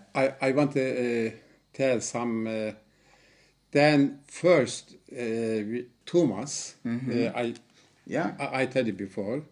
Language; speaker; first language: English; non-native, learner; Turkish